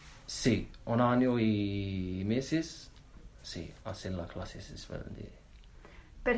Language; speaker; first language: Spanish; non-native, learner; Arabic